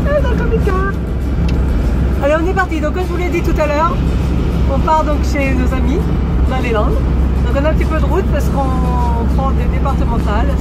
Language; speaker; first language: French; native; French